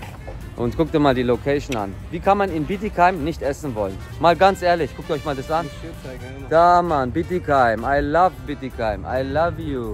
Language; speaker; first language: German; native; German